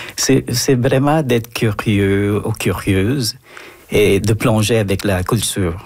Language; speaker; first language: French; non-native, fluent; Filipino